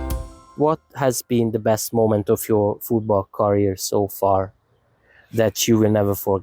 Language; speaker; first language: English; non-native, fluent; Hungarian